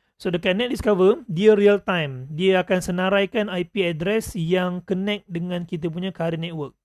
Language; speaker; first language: Malay; native; Malay